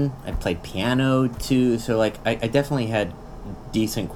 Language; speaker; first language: English; native; English